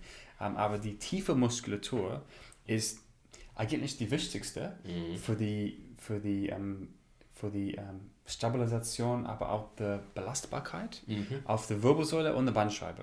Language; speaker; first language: German; non-native, learner; English